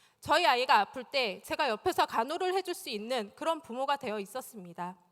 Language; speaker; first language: Korean; native; Korean